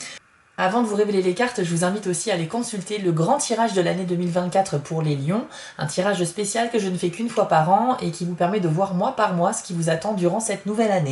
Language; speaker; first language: French; native; French